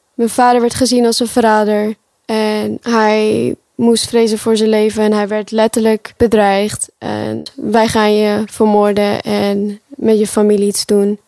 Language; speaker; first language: Dutch; early bilingual, other home language; Pashto